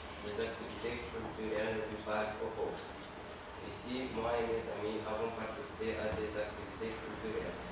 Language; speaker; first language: French; non-native, learner; Romanian